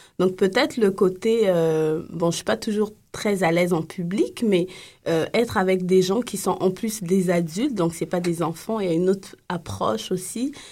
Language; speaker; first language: French; non-native, local second language; Lingala